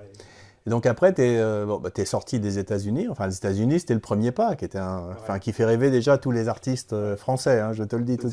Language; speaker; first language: French; native; French